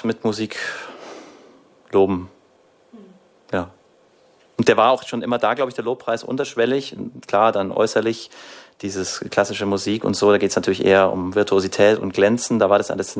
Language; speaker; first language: German; native; German